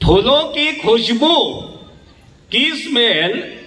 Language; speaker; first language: Hindi; non-native, local second language; Marathi